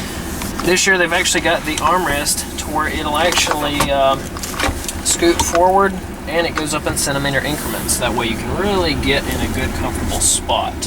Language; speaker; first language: English; native; English